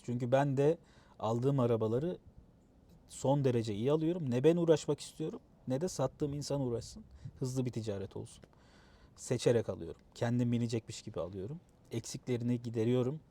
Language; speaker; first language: Turkish; native; Turkish